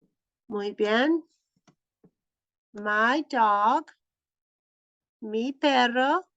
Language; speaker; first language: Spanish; non-native, fluent; English